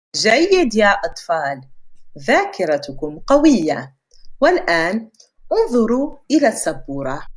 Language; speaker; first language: Arabic; non-native, fluent; French